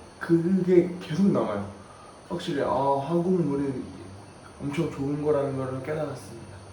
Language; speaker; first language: Korean; native; Korean